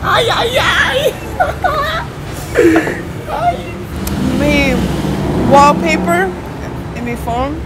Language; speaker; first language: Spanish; non-native, learner; English